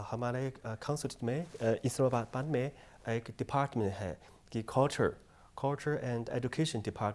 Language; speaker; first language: Hindi; non-native, fluent; Chinese